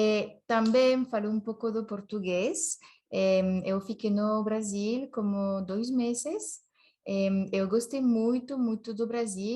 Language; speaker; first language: Portuguese; non-native, learner; French